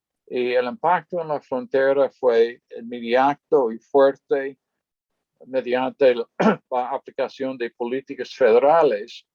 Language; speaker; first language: Spanish; non-native, fluent; English